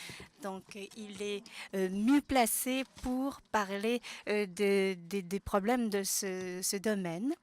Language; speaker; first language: French; non-native, fluent; Japanese